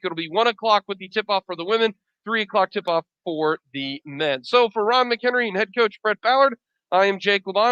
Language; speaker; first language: English; native; English